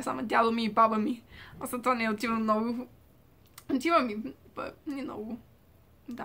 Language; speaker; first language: Bulgarian; early bilingual, heritage; Bulgarian